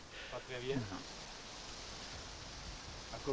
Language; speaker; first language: French; non-native, fluent; Dutch